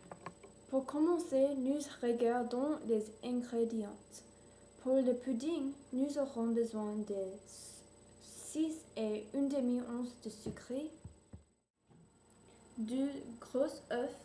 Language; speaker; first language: French; non-native, learner; English